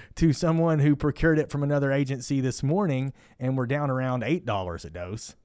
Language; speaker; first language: English; native; English